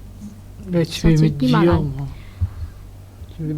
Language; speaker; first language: French; non-native, local second language; Morisyen